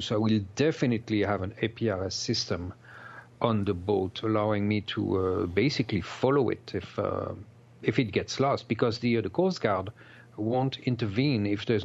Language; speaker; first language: English; non-native, fluent; French